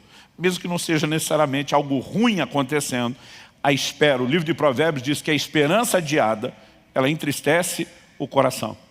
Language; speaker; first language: Portuguese; native; Portuguese